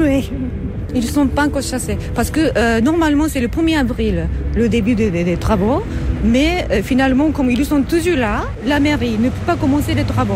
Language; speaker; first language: French; non-native, fluent; Japanese